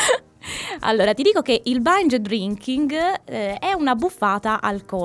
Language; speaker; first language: Italian; native; Italian